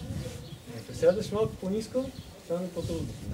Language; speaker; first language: Bulgarian; non-native, learner; Russian